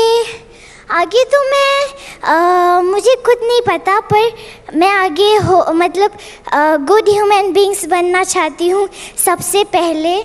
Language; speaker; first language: Hindi; non-native, local second language; Bangla